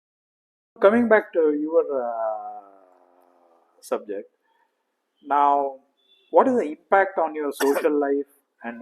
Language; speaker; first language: English; non-native, local second language; Kannada